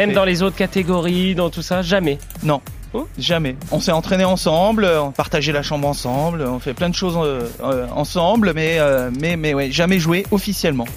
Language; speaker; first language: French; native; French